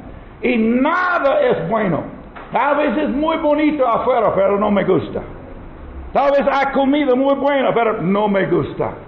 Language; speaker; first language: Spanish; non-native, learner; English